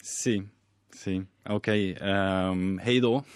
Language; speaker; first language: Italian; non-native, fluent; Swedish